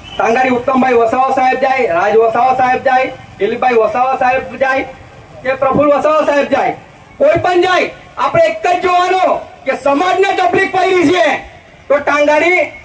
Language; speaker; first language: Gujarati; non-native, local second language; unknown